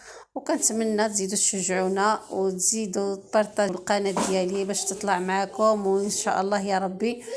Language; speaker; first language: Arabic; native; Arabic